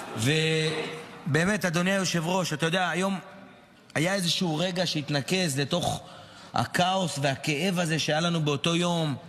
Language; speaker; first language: Hebrew; native; Hebrew